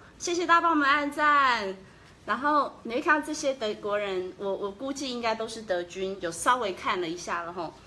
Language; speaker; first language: Chinese; native; Chinese